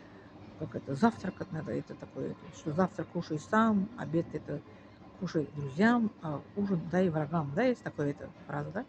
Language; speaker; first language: Russian; non-native, fluent; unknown